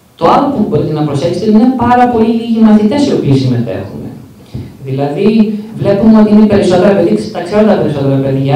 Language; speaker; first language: Greek; early bilingual, heritage; Greek